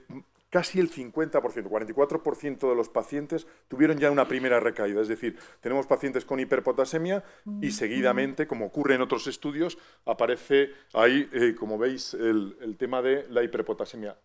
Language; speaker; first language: Spanish; native; Spanish